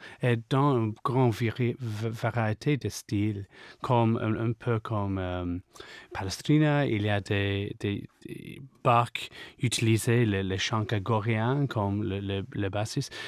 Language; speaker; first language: French; non-native, fluent; English